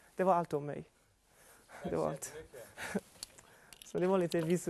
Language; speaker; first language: Swedish; non-native, fluent; Persian